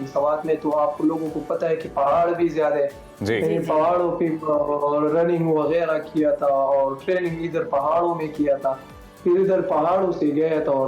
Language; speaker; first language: Hindi; non-native, local second language; Pashto